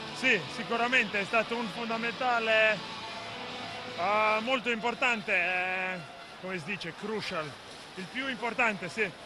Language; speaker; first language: Italian; non-native, fluent; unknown